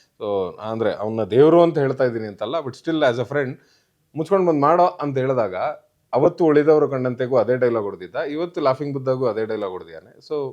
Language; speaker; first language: Kannada; native; Kannada